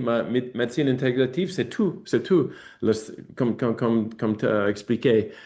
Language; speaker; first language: French; non-native, fluent; English